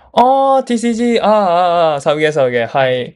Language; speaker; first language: Cantonese; non-native, learner; Japanese